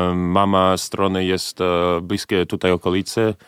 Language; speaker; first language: Polish; early bilingual, heritage; Polish